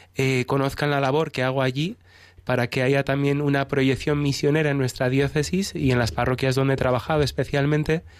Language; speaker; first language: Spanish; native; Spanish